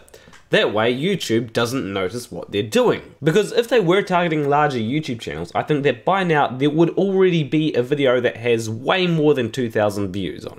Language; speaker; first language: English; native; English